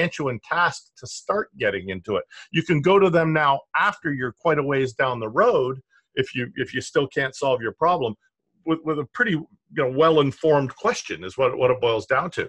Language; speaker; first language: English; native; English